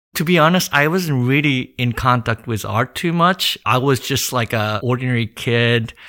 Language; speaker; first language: English; early bilingual, other home language; Japanese